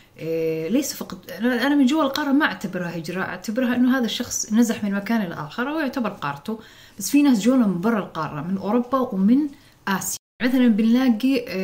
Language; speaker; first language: Arabic; non-native, local second language; Somali